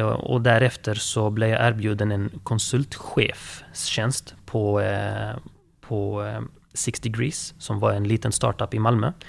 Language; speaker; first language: Swedish; early bilingual, other home language; Arabic